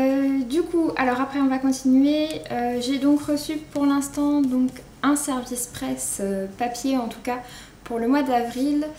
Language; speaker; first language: French; native; French